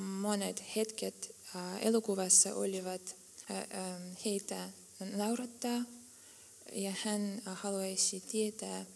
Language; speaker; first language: Finnish; non-native, fluent; Russian